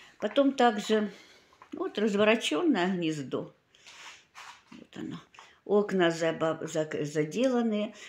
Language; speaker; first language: Russian; native; Russian